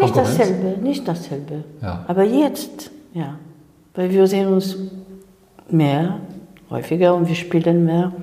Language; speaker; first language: German; non-native, fluent; Spanish